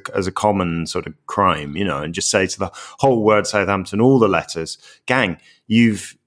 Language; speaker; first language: English; native; English